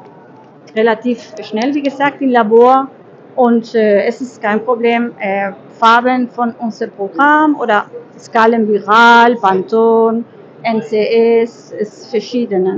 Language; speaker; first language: German; non-native, fluent; Spanish